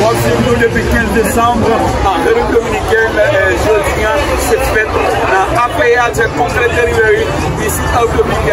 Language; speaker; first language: French; non-native, local second language; Haitian Creole